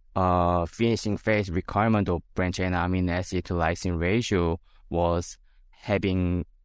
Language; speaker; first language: English; non-native, fluent; Korean